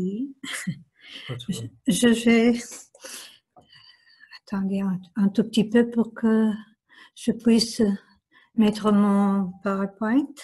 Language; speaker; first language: French; non-native, fluent; Portuguese